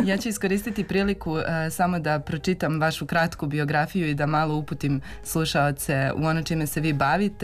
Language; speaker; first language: Serbian; native; Serbian